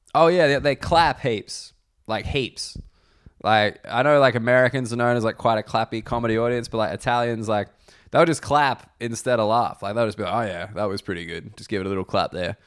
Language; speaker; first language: English; native; English